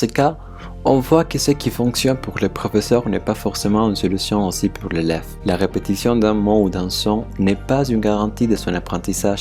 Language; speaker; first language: French; non-native, fluent; Spanish